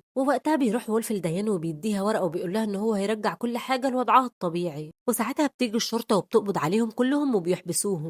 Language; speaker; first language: Arabic; native; Arabic